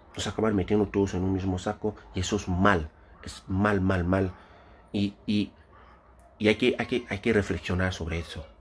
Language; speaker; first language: Spanish; non-native, fluent; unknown